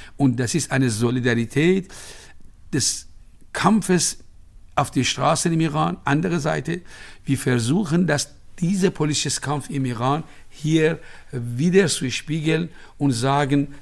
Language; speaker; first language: German; non-native, fluent; Persian